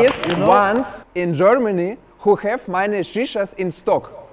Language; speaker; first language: English; non-native, learner; Russian